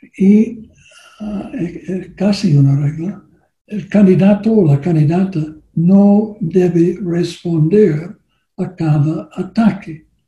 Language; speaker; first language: Spanish; non-native, learner; English